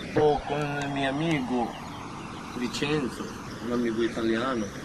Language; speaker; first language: Italian; non-native, learner; Arabic